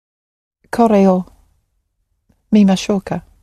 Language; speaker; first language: Japanese; non-native, learner; English